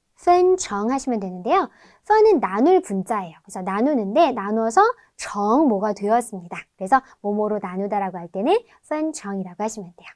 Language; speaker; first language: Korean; native; Korean